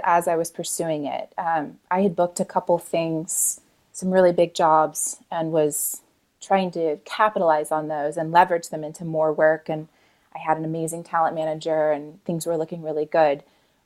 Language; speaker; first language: English; native; English